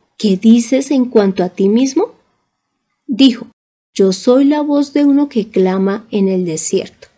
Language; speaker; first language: Spanish; native; Spanish